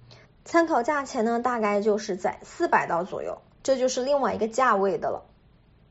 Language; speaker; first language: Chinese; native; Chinese